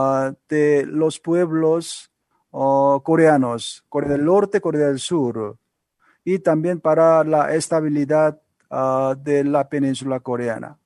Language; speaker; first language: Spanish; non-native, learner; Korean